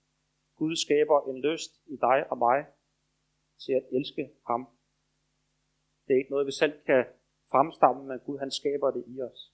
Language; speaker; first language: Danish; native; Danish